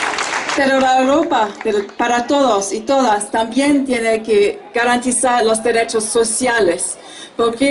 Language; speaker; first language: Spanish; non-native, fluent; German